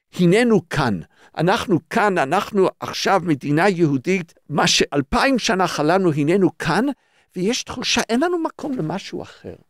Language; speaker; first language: Hebrew; early bilingual, other home language; English